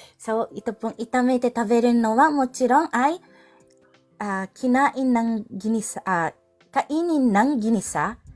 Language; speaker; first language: Japanese; non-native, fluent; Filipino